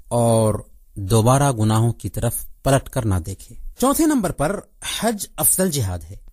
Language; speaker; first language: Urdu; native; Urdu